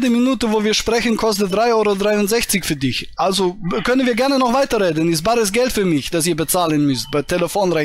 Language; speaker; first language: German; native; German